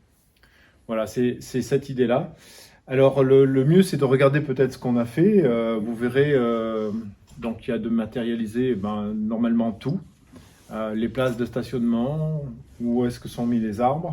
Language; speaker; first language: French; native; French